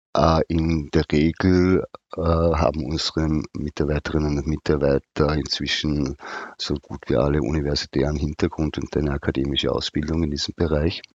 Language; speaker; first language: German; native; German